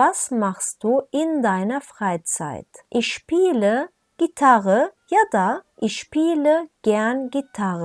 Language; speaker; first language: German; non-native, fluent; Turkish